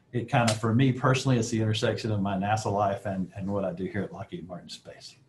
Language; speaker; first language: English; native; English